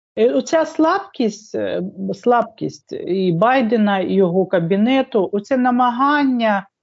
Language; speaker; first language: Ukrainian; native; Ukrainian